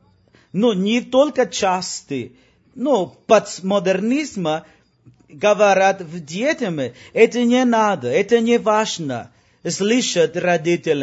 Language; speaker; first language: Russian; non-native, learner; Spanish